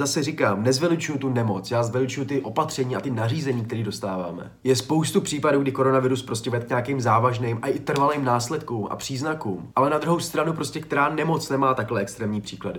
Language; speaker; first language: Czech; native; Czech